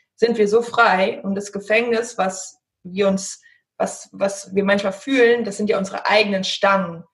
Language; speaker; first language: German; early bilingual, heritage; German